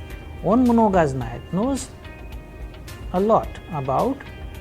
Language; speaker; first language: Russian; non-native, fluent; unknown